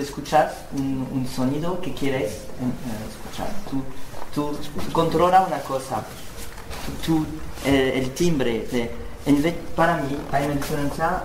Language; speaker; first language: Spanish; non-native, learner; French